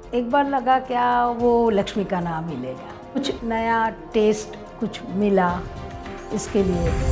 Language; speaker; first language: Hindi; non-native, local second language; Bangla